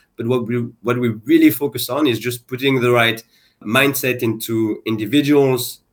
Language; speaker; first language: English; non-native, fluent; French